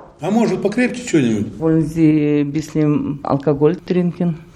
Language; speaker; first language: German; non-native, learner; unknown